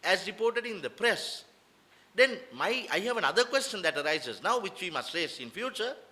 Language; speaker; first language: English; non-native, local second language; Sinhala